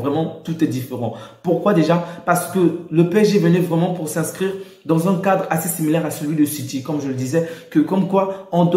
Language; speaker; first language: French; native; French